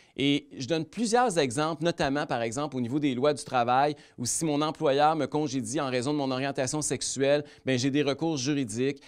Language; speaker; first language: French; native; French